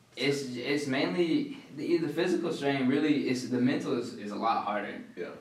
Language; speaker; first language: English; early bilingual, other home language; Filipino